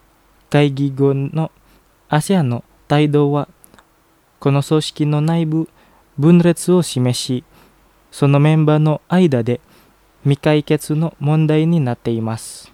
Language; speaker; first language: Japanese; non-native, fluent; Indonesian